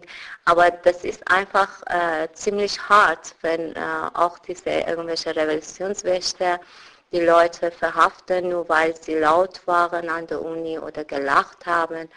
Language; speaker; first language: German; non-native, fluent; Persian